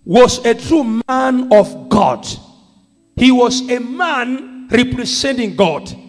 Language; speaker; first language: English; non-native, local second language; Swahili